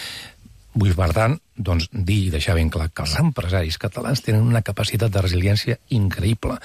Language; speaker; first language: Catalan; native; Catalan